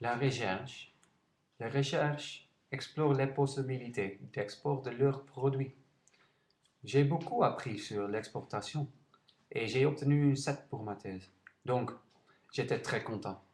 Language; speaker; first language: French; non-native, learner; Dutch